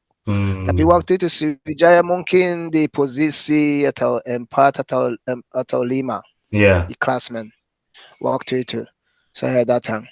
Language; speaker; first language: Indonesian; non-native, fluent; English